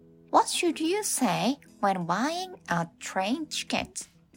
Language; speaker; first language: English; non-native, fluent; Japanese